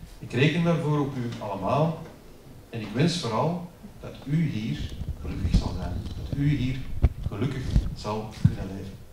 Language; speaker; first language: Dutch; native; Dutch